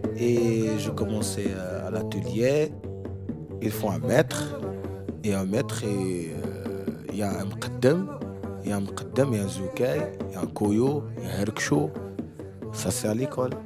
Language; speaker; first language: French; non-native, learner; Arabic